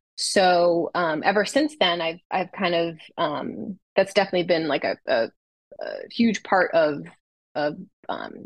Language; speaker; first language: English; native; English